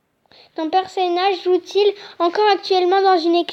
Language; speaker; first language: French; native; French